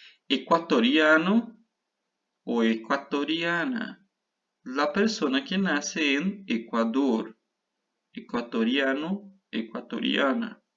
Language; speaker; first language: Spanish; non-native, fluent; Portuguese